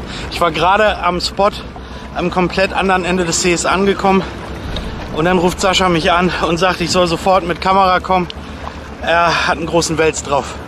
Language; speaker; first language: German; native; German